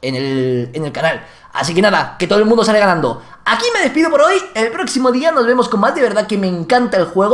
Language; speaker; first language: Spanish; native; Spanish